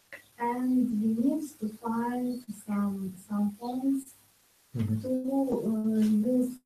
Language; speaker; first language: English; non-native, learner; Ukrainian